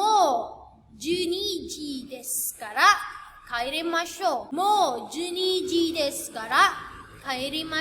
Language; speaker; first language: Japanese; non-native, fluent; Filipino